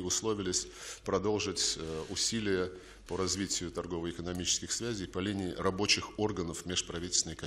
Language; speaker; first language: Russian; native; Russian